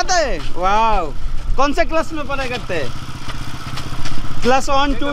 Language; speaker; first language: Hindi; non-native, learner; Bangla